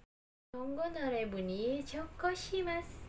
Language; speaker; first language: Japanese; non-native, learner; Indonesian